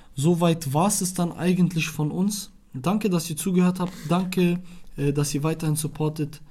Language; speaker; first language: German; non-native, fluent; Arabic